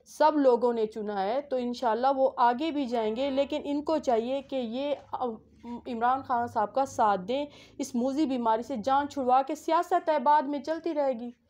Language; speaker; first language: Urdu; non-native, local second language; Saraiki